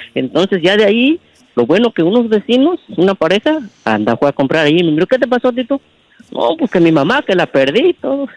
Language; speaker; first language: Spanish; native; Spanish